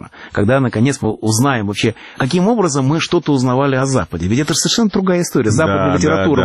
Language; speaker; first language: Russian; native; Russian